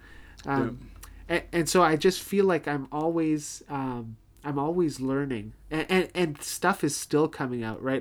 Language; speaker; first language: English; native; English